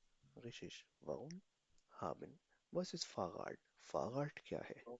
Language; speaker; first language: German; non-native, fluent; Urdu